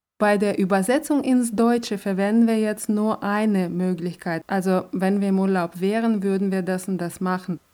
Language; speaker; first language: German; non-native, fluent; Russian